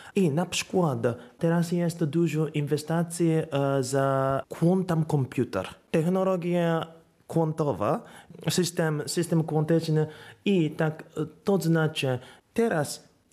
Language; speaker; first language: Polish; non-native, learner; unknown